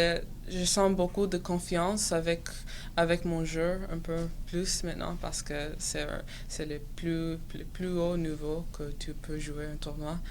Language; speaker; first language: French; non-native, local second language; English